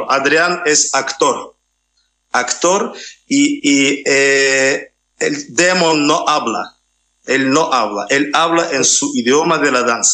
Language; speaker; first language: Spanish; non-native, fluent; Russian